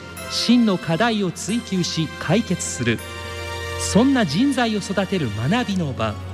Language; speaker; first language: Japanese; native; Japanese